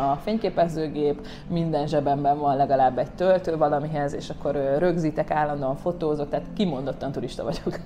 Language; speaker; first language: Hungarian; native; Hungarian